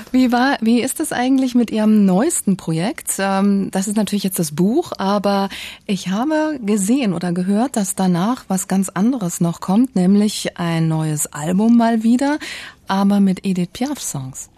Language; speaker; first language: German; native; German